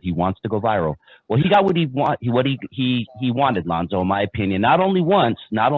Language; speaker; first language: English; native; English